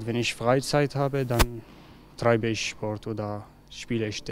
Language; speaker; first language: German; non-native, learner; Arabic